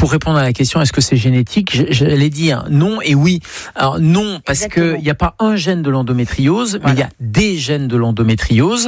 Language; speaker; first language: French; native; French